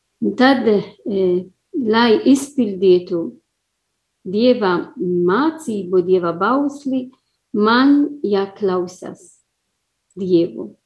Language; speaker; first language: Latvian; non-native, learner; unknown